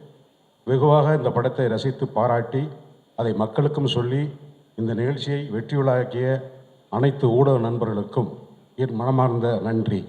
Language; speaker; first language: Tamil; native; Tamil